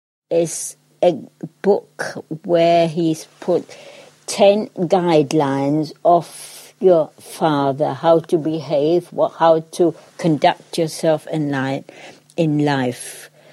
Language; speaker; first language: English; early bilingual, other home language; German